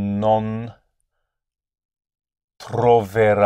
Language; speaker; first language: Italian; non-native, learner; English